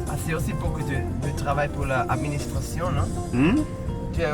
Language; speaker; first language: French; non-native, fluent; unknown